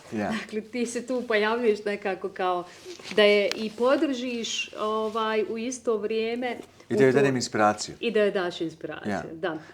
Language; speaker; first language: Bosnian; native; Bosnian